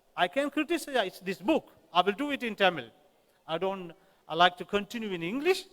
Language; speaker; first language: English; non-native, local second language; Tamil